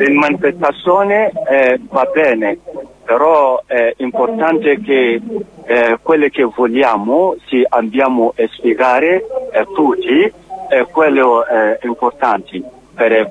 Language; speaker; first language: Italian; non-native, learner; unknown